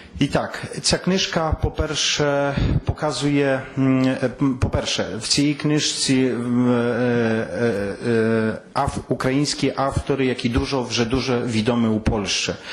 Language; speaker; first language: Polish; non-native, learner; Ukrainian